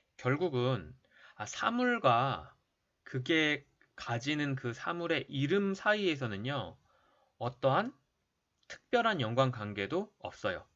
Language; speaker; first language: Korean; native; Korean